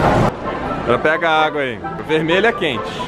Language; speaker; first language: Portuguese; native; Portuguese